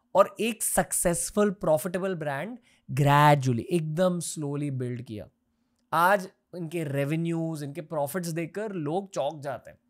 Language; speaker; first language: Hindi; native; Hindi